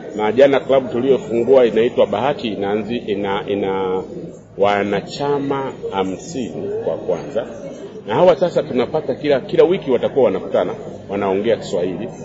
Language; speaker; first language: Swahili; native; Swahili